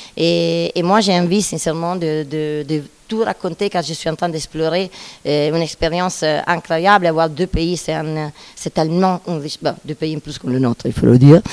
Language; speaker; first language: French; non-native, fluent; Italian